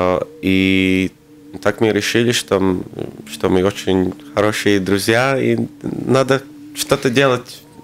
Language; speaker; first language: Russian; non-native, local second language; Latvian